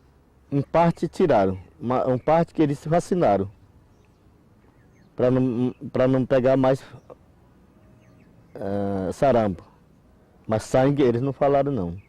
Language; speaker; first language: Portuguese; non-native, local second language; Yanomámi